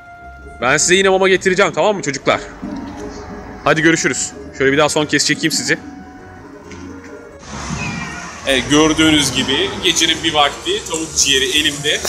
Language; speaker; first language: Turkish; native; Turkish